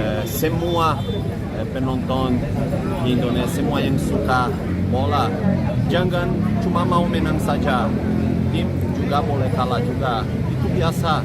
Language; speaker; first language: Indonesian; non-native, fluent; Portuguese